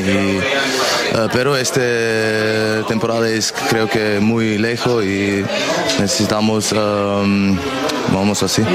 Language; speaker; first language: Spanish; non-native, learner; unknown